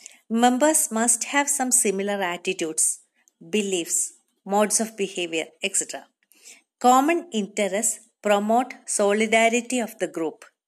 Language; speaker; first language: English; non-native, local second language; Malayalam